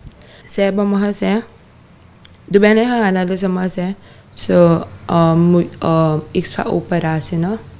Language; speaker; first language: Dutch; non-native, local second language; Sranan Tongo